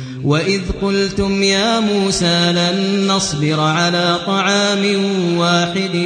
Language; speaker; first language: Arabic; native; Arabic